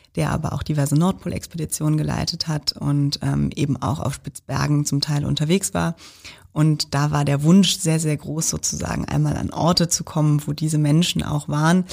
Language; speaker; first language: German; native; German